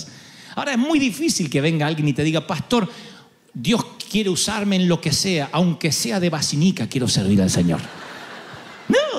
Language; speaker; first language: Spanish; native; Spanish